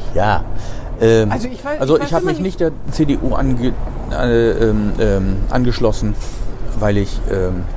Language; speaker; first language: German; native; German